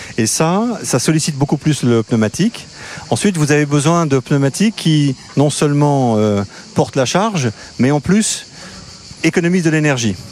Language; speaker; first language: French; native; French